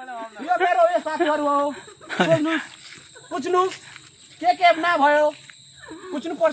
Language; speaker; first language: Nepali; non-native, local second language; Bhojpuri